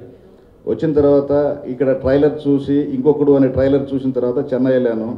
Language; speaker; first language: Telugu; native; Telugu